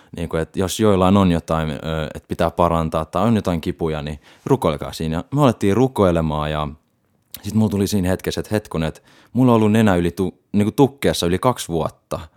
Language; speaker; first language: Finnish; native; Finnish